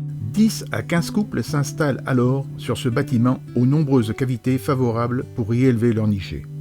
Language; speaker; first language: French; native; French